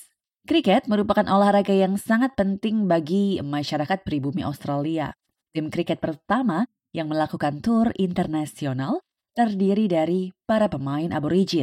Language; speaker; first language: Indonesian; native; Indonesian